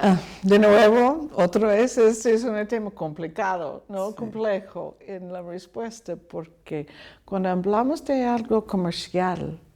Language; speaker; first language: Spanish; non-native, learner; English